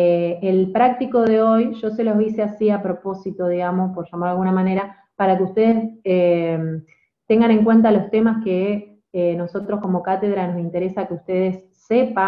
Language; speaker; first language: Spanish; native; Spanish